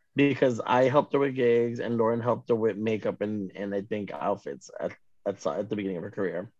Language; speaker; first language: English; native; English